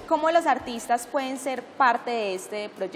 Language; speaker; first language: Spanish; native; Spanish